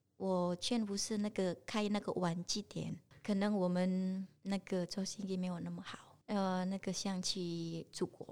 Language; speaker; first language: Chinese; non-native, learner; Indonesian